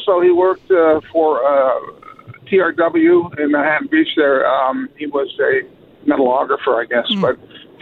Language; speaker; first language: English; native; English